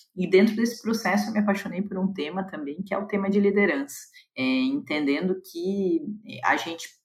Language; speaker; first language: Portuguese; native; Portuguese